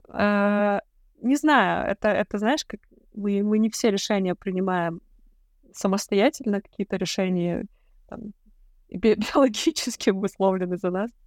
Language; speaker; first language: Russian; native; Russian